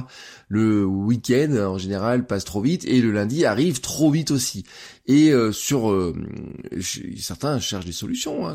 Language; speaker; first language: French; native; French